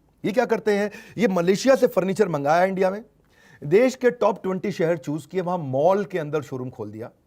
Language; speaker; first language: Hindi; native; Hindi